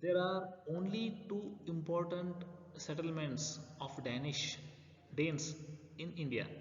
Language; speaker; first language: English; non-native, local second language; Kannada